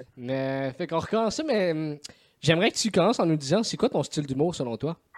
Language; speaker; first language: French; native; French